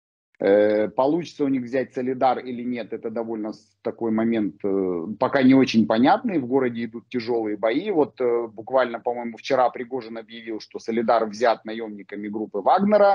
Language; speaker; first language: Russian; native; Russian